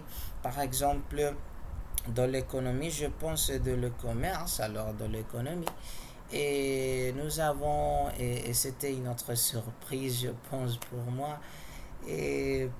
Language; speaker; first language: French; non-native, learner; Spanish